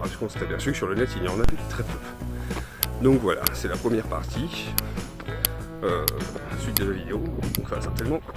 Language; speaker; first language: French; native; French